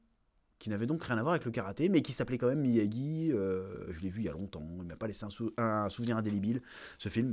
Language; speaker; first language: French; native; French